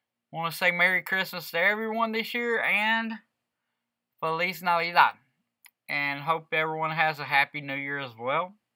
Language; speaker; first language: English; early bilingual, other home language; Spanish